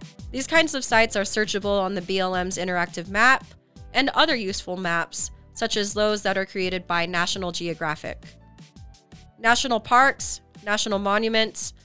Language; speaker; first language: English; native; English